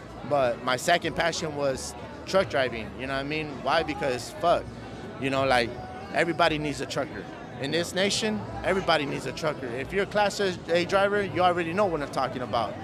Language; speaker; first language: English; early bilingual, other home language; Spanish